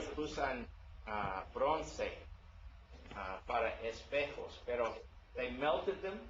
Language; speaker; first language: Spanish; non-native, learner; English